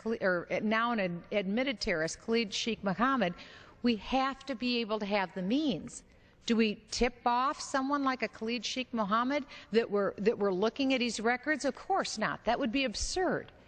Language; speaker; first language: English; native; English